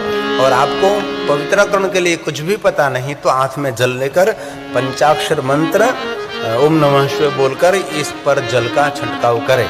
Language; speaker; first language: Hindi; non-native, local second language; Gujarati